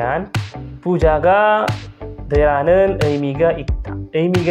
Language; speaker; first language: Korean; non-native, fluent; Indonesian